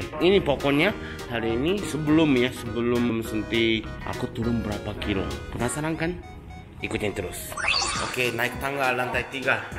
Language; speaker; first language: Indonesian; non-native, learner; Japanese